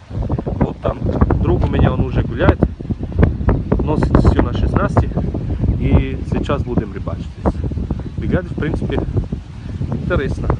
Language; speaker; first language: Russian; early bilingual, heritage; Russian